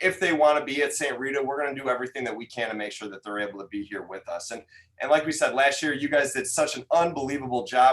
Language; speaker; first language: English; native; English